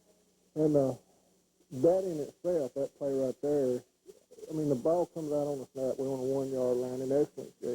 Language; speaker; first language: English; native; English